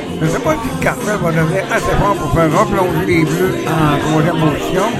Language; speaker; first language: French; native; French